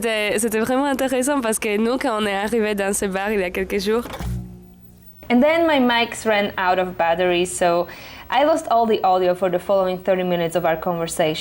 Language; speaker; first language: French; non-native, fluent; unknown